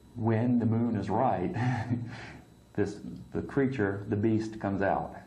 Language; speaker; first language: English; native; English